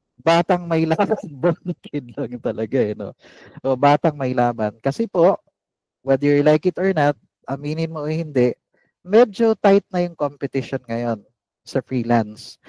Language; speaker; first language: Filipino; non-native, local second language; Cebuano